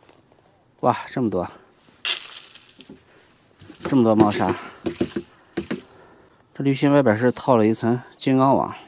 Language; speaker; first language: Chinese; native; Chinese